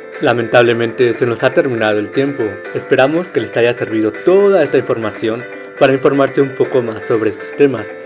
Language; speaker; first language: Spanish; native; Spanish